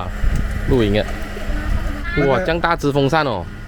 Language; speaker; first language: Chinese; native; Chinese